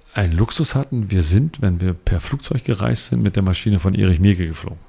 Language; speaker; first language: German; native; German